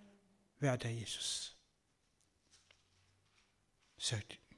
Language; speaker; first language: Danish; non-native, learner; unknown